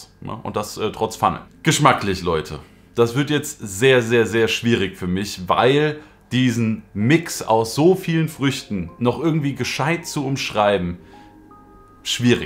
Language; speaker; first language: German; native; German